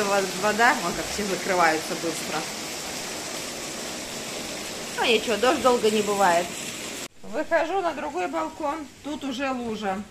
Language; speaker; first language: Russian; native; Russian